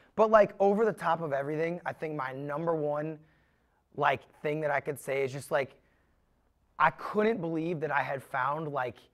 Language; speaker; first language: English; native; English